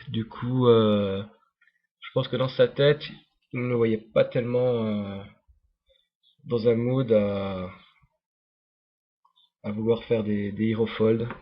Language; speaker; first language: French; native; French